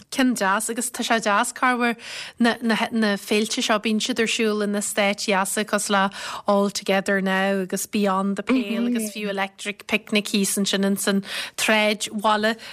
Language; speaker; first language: Irish; native; Irish